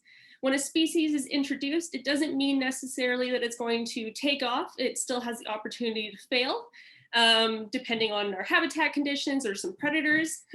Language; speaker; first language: English; native; English